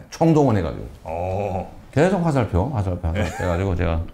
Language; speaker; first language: Korean; native; Korean